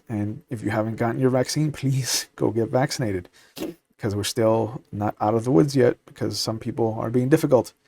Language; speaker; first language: English; native; English